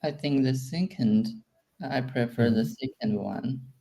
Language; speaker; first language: English; non-native, learner; Chinese